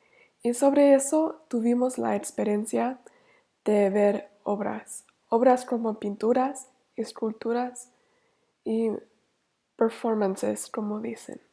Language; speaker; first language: Spanish; non-native, learner; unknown